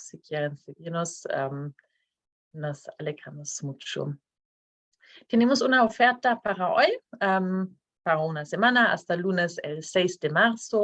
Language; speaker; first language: Spanish; non-native, fluent; Norwegian